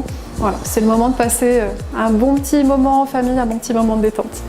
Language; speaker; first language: French; native; French